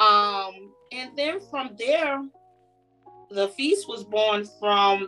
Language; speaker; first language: English; native; English